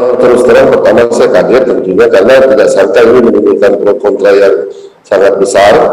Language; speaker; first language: Indonesian; native; Indonesian